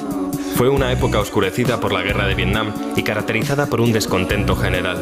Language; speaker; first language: Spanish; native; Spanish